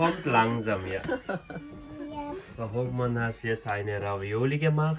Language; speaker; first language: German; non-native, learner; Tibetan